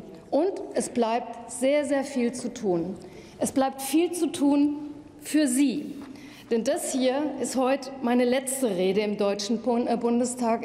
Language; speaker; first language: German; native; German